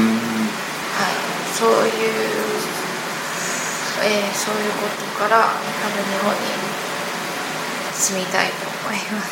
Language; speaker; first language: Japanese; non-native, learner; Chinese